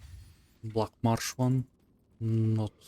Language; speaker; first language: English; non-native, fluent; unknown